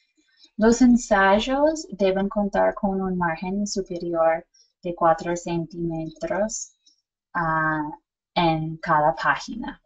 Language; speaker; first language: Spanish; non-native, fluent; English